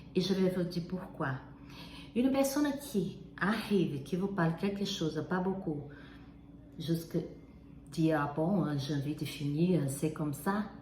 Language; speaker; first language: French; non-native, fluent; Portuguese